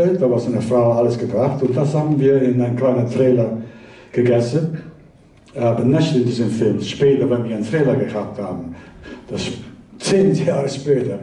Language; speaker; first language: German; early bilingual, heritage; Italian